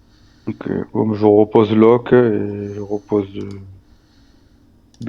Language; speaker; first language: French; native; French